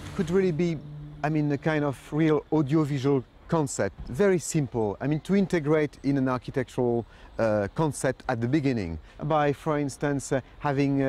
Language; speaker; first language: English; non-native, fluent; French